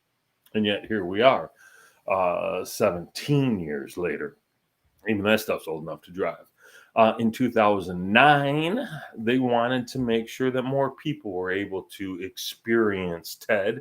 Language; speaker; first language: English; native; English